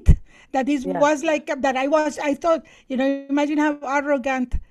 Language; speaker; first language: English; non-native, fluent; Spanish